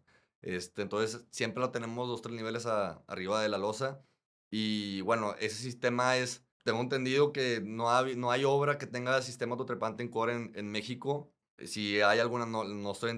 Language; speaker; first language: Spanish; native; Spanish